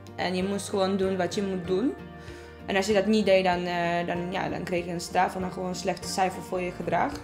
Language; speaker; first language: Dutch; non-native, fluent; Polish